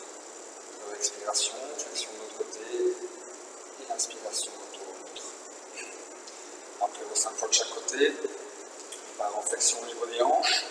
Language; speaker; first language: French; native; French